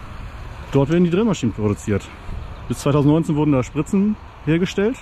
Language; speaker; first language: German; native; German